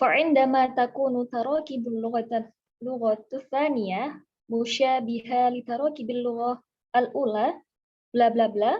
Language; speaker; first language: Arabic; non-native, learner; Indonesian